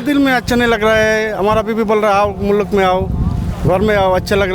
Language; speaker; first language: Hindi; non-native, learner; Bangla